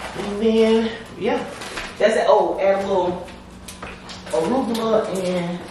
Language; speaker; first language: English; native; English